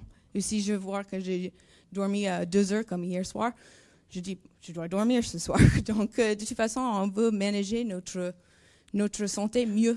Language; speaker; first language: French; non-native, learner; English